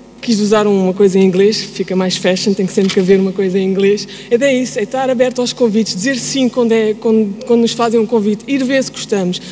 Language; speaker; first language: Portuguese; early bilingual, heritage; Portuguese